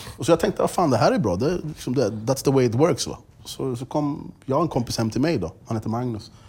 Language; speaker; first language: Swedish; early bilingual, other home language; English